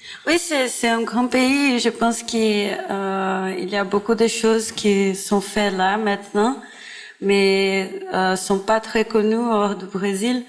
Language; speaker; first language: French; non-native, fluent; Portuguese